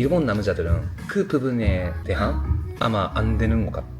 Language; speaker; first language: Korean; non-native, learner; Japanese